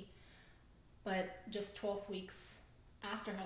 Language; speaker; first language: English; non-native, fluent; German